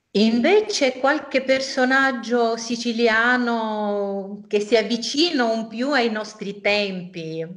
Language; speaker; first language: Italian; non-native, fluent; Russian